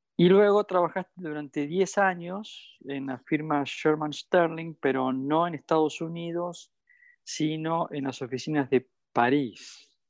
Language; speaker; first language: Spanish; native; Spanish